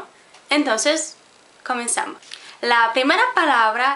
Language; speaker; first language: Spanish; non-native, fluent; Polish